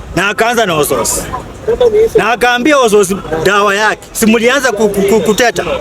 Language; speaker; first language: Swahili; non-native, local second language; Luyia